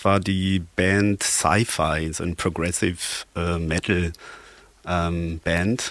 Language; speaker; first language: German; non-native, fluent; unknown